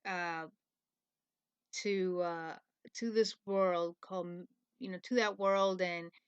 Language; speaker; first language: English; native; English